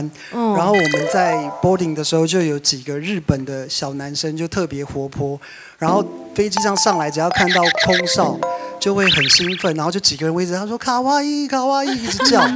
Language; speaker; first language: Chinese; native; Chinese